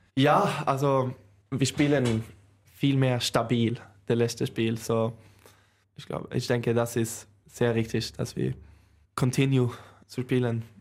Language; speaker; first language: German; non-native, learner; Swedish